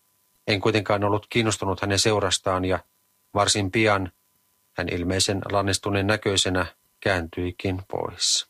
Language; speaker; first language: Finnish; native; Finnish